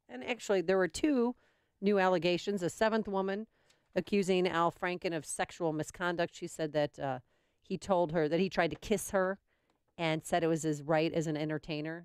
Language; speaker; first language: English; native; English